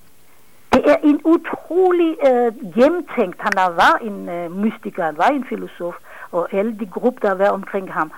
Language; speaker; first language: Danish; non-native, fluent; Hebrew